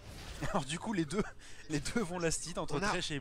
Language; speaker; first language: French; native; French